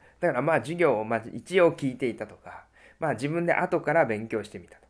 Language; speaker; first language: Japanese; native; Japanese